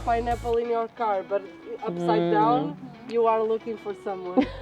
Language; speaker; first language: English; non-native, fluent; Portuguese